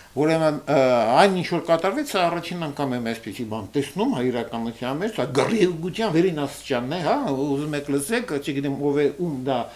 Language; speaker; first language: Armenian; early bilingual, heritage; Armenian